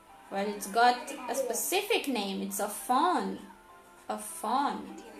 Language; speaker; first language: English; non-native, fluent; Romanian